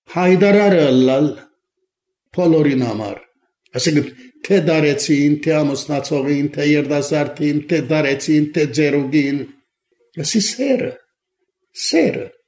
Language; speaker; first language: Armenian; early bilingual, heritage; Armenian